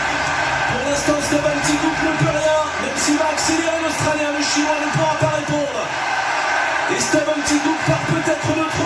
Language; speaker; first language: French; native; French